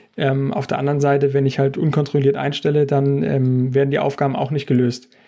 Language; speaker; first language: German; native; German